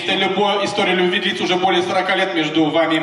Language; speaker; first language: Russian; native; Russian